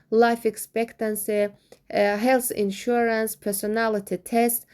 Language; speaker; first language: English; non-native, fluent; Azerbaijani